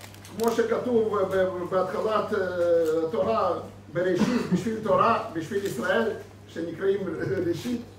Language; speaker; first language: Hebrew; non-native, fluent; Russian